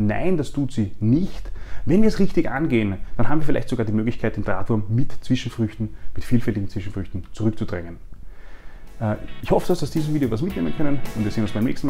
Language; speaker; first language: German; native; German